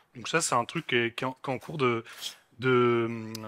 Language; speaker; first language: French; native; French